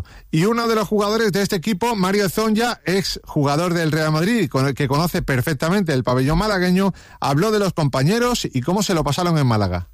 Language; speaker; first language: Spanish; native; Spanish